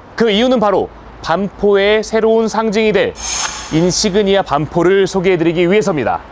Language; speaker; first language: Korean; native; Korean